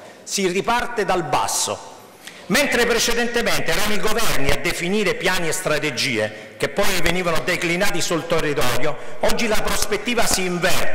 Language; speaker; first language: Italian; native; Italian